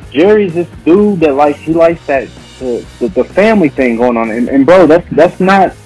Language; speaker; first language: English; native; English